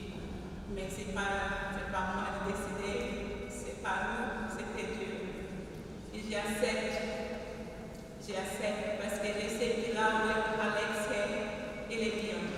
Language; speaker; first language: French; non-native, fluent; Portuguese